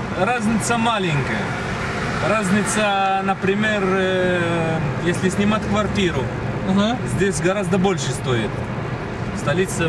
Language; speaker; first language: Russian; non-native, fluent; Arabic